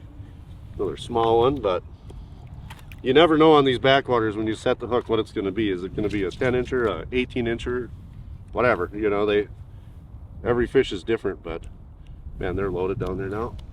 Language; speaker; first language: English; native; English